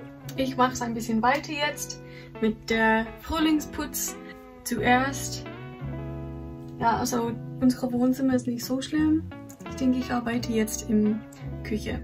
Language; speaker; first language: German; non-native, fluent; English